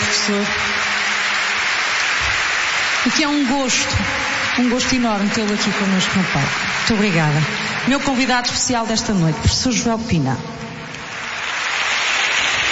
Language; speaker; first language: Portuguese; native; Portuguese